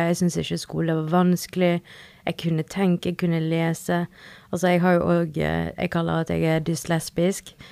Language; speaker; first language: Norwegian; early bilingual, other home language; Spanish